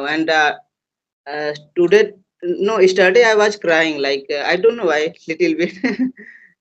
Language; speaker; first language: English; non-native, learner; Hindi